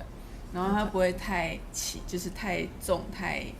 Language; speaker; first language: Chinese; native; Chinese